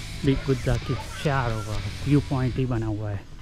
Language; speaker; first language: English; non-native, learner; Hindi